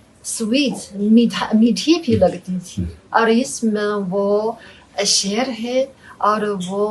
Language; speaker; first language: Hindi; non-native, fluent; Chinese